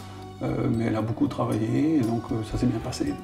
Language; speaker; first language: French; native; French